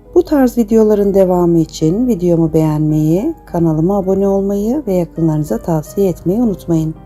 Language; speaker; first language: Turkish; native; Turkish